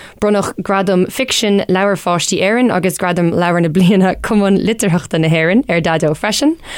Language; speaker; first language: Irish; non-native, local second language; English